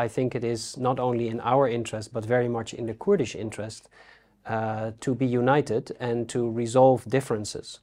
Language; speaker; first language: English; non-native, fluent; Dutch